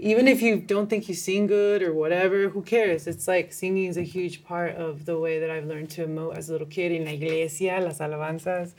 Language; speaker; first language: English; early bilingual, other home language; Spanish